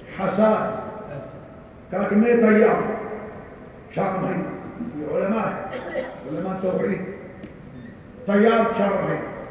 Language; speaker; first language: Urdu; non-native, learner; Arabic